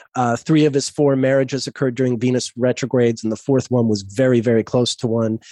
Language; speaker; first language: English; native; English